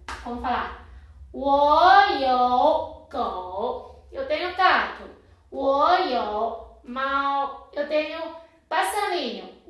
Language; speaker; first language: Portuguese; non-native, fluent; Chinese